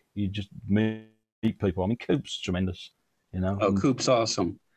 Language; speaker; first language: English; native; English